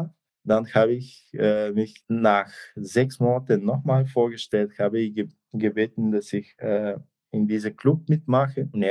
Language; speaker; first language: German; non-native, fluent; Bulgarian